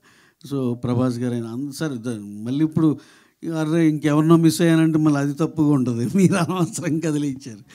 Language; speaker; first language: Telugu; native; Telugu